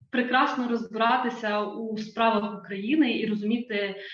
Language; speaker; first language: Ukrainian; native; Ukrainian